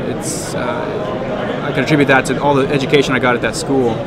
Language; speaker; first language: English; native; English